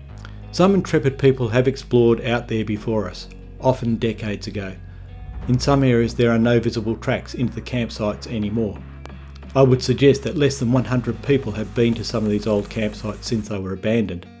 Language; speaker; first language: English; native; English